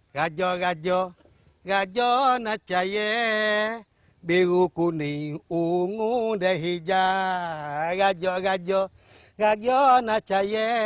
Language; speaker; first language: Thai; non-native, local second language; Malay